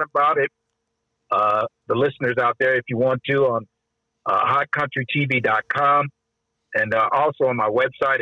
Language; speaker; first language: English; native; English